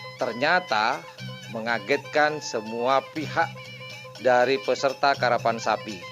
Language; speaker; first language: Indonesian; non-native, local second language; Madurese